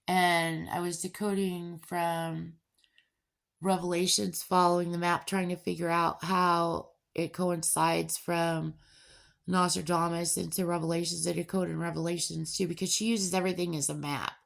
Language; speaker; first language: English; native; English